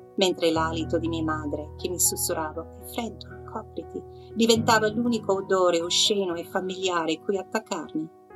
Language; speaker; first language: Italian; non-native, fluent; English